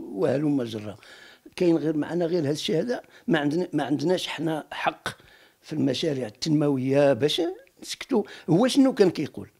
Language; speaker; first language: Arabic; non-native, local second language; Riffian